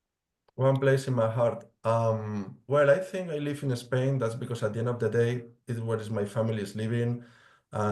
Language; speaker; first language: English; non-native, fluent; Spanish